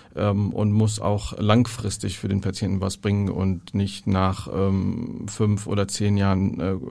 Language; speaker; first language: German; non-native, fluent; Arabic